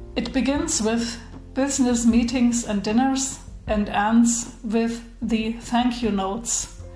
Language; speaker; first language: English; non-native, fluent; German